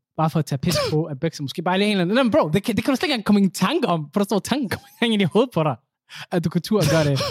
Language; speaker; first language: Danish; early bilingual, other home language; Somali